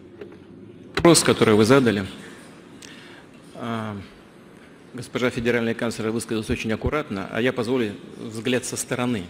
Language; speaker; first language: Russian; native; Russian